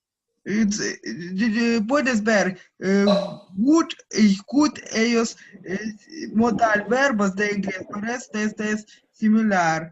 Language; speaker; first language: Spanish; non-native, learner; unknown